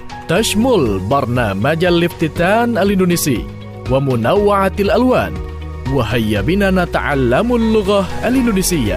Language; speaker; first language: Arabic; non-native, fluent; Indonesian